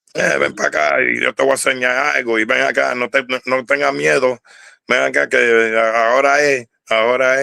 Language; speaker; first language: Spanish; early bilingual, heritage; Spanish